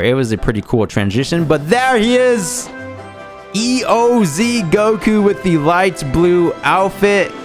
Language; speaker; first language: English; native; English